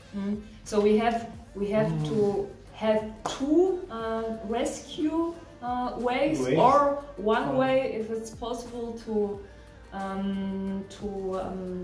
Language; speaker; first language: English; non-native, learner; German